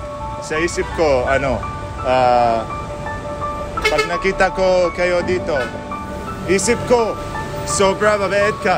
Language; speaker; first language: Filipino; non-native, learner; Arabic